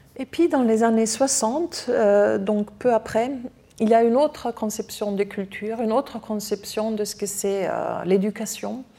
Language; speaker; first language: French; non-native, fluent; German